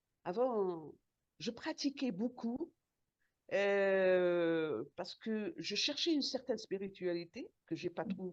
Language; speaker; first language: French; non-native, local second language; Arabic